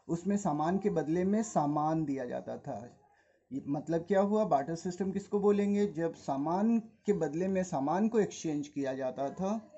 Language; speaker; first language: Hindi; native; Hindi